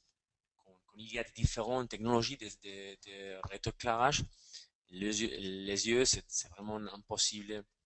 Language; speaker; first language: French; non-native, fluent; Spanish